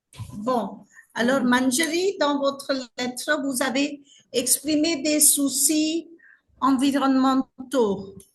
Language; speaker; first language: French; non-native, fluent; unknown